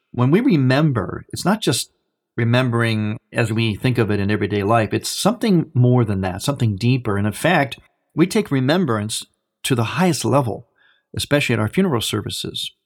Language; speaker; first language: English; native; English